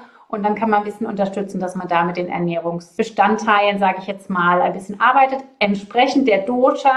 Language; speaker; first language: German; native; German